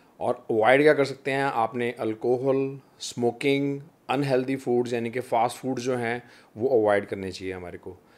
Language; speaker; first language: Hindi; non-native, local second language; Punjabi